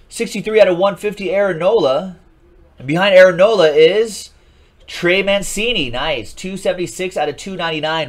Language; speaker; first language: English; native; English